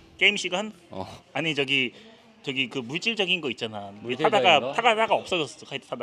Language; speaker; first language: Korean; native; Korean